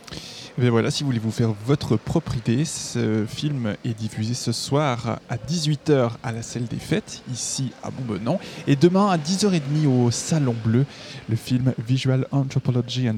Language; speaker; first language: French; native; French